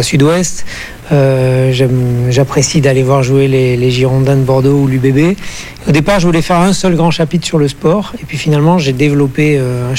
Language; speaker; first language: French; native; French